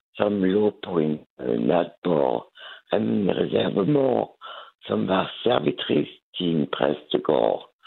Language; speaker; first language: Danish; non-native, fluent; French